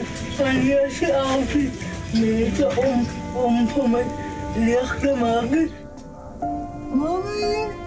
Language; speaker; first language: Dutch; non-native, learner; Afrikaans